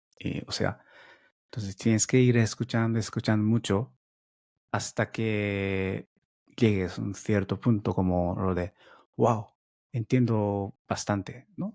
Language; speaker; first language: Spanish; non-native, fluent; Japanese